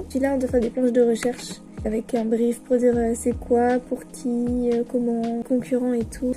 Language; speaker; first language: French; native; French